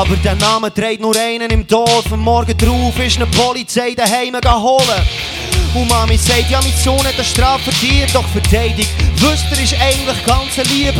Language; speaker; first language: German; native; German